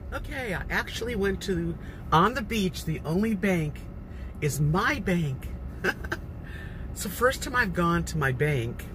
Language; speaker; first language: English; native; English